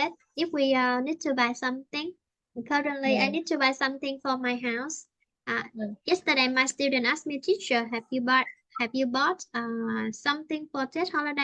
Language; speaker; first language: English; non-native, fluent; Vietnamese